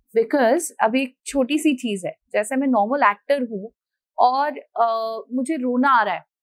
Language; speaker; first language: Hindi; non-native, local second language; Marathi